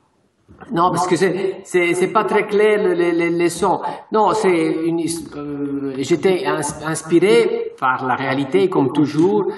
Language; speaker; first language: French; non-native, fluent; Italian